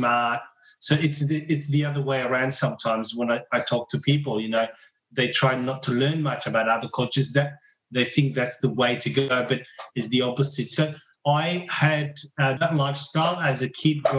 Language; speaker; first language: English; non-native, fluent; Somali